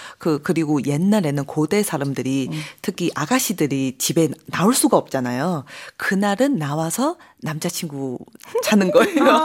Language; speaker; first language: Korean; non-native, fluent; Chinese